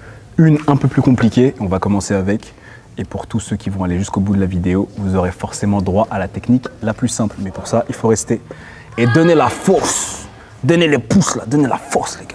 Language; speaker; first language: French; native; French